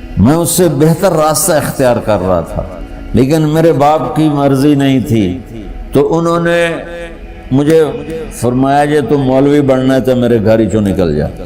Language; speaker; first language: Urdu; non-native, local second language; Punjabi